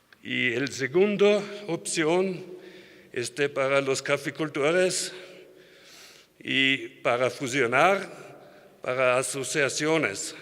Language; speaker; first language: Spanish; non-native, learner; German